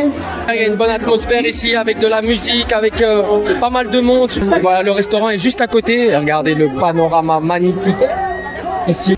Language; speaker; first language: French; native; French